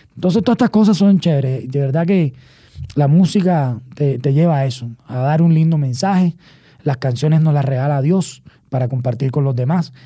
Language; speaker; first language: Spanish; native; Spanish